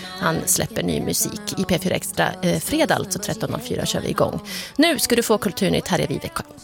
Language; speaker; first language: Swedish; native; Swedish